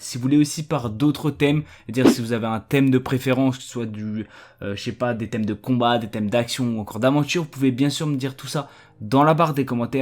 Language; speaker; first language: French; native; French